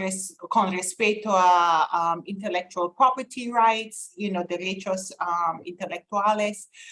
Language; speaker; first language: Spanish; non-native, fluent; English